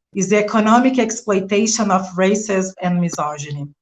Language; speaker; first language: English; non-native, fluent; Portuguese